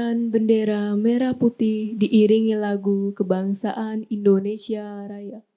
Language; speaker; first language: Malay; non-native, local second language; Balinese